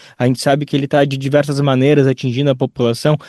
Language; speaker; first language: Portuguese; native; Portuguese